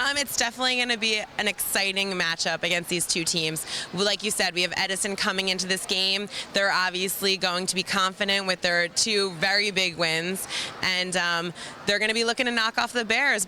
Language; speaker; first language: English; native; English